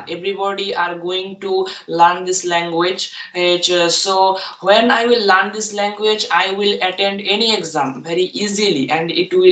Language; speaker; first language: English; non-native, learner; Bangla